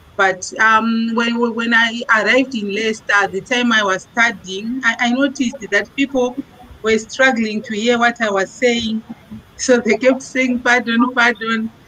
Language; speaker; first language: English; non-native, local second language; Shona